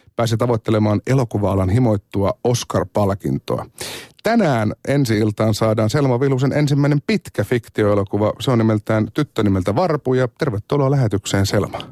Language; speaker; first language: Finnish; native; Finnish